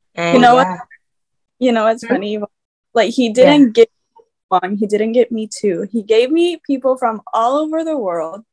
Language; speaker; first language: English; early bilingual, other home language; Spanish